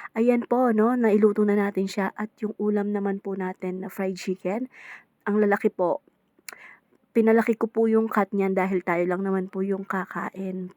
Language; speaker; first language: Filipino; native; Filipino